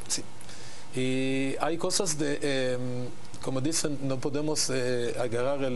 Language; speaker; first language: Spanish; non-native, learner; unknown